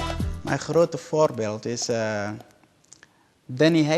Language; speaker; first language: Dutch; non-native, learner; Somali